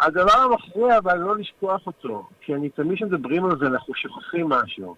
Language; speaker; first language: Hebrew; native; Hebrew